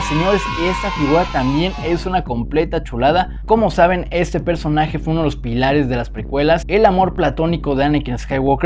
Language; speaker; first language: Spanish; native; Spanish